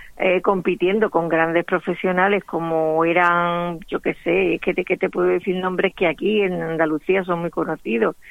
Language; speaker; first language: Spanish; native; Spanish